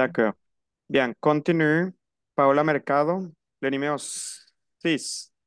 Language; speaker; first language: French; non-native, fluent; Spanish